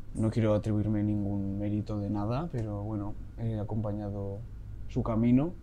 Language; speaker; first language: Spanish; native; Spanish